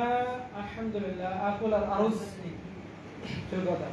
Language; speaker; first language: Arabic; non-native, learner; Bangla